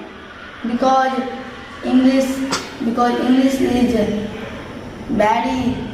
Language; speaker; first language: English; non-native, learner; Hindi